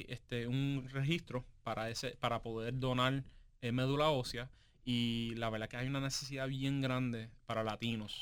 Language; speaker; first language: Spanish; native; Spanish